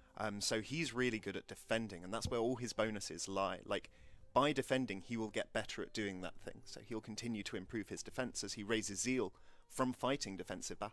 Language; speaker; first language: English; native; English